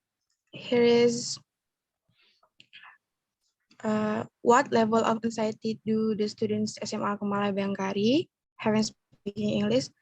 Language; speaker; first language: English; non-native, learner; Indonesian